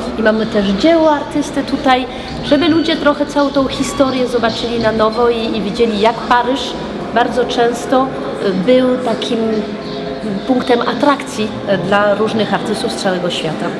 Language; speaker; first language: Polish; early bilingual, heritage; French